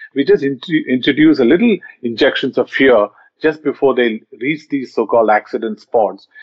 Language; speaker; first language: English; non-native, local second language; Malayalam